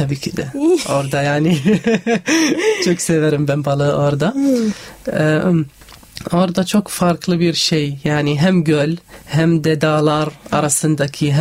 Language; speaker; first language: Turkish; non-native, fluent; Arabic